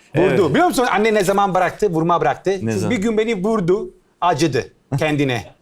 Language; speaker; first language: Turkish; non-native, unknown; Italian